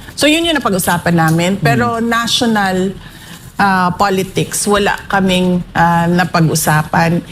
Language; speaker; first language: Filipino; non-native, local second language; Cebuano